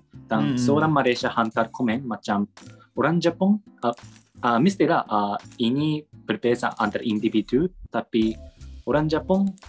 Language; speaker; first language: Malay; non-native, learner; Japanese